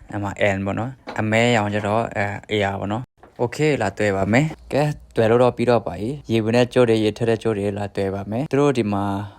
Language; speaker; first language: Burmese; native; Burmese